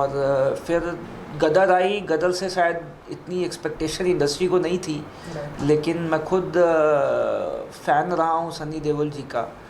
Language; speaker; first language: Hindi; native; Hindi